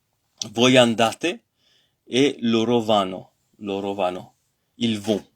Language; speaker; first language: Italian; non-native, learner; French